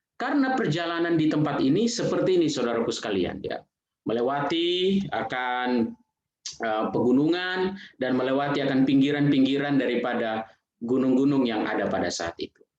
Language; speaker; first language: Indonesian; native; Indonesian